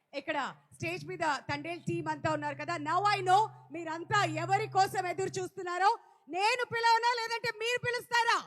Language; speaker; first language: Telugu; native; Telugu